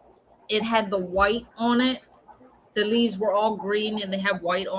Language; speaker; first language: English; native; English